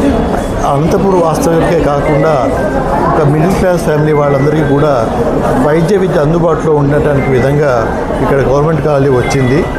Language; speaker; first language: Telugu; native; Telugu